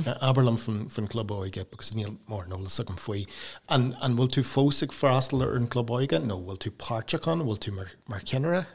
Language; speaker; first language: Irish; non-native, local second language; English